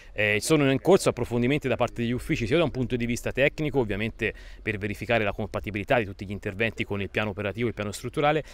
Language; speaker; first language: Italian; native; Italian